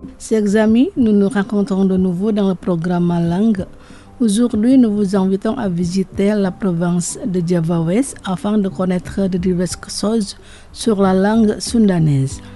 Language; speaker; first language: French; non-native, fluent; Indonesian